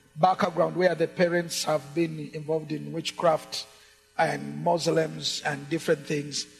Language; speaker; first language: English; non-native, local second language; Ganda